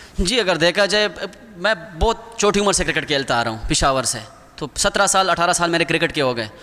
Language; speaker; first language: Urdu; non-native, local second language; Pashto